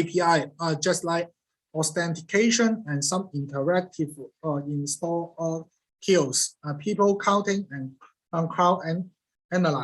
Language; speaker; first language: English; non-native, learner; Cantonese